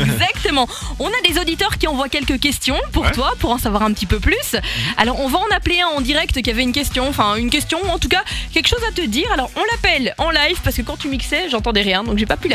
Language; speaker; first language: French; native; French